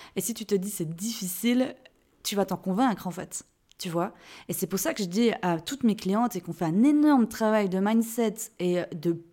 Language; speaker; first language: French; native; French